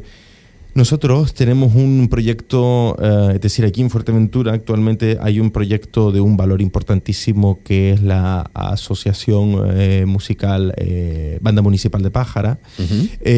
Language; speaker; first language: Spanish; native; Spanish